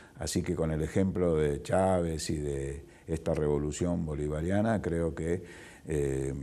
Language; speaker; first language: Spanish; native; Spanish